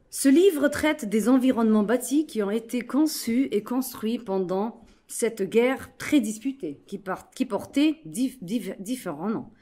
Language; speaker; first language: French; non-native, local second language; Arabic